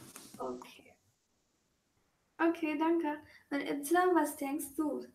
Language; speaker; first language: German; non-native, learner; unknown